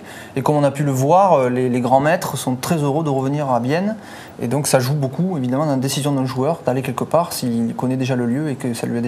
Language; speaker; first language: French; native; French